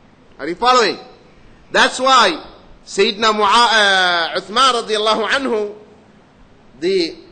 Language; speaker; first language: English; non-native, fluent; Arabic